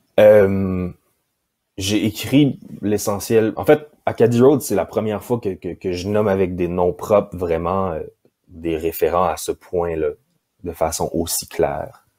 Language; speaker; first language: French; native; French